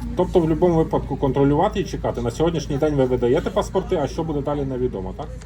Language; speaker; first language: Ukrainian; non-native, local second language; Russian